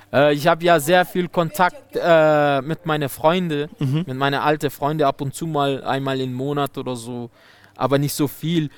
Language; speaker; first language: German; non-native, fluent; Persian